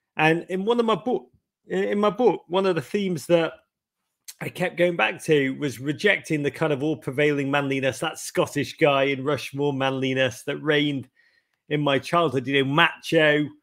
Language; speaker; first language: English; native; English